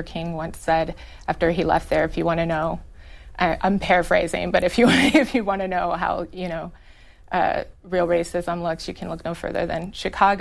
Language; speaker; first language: English; native; English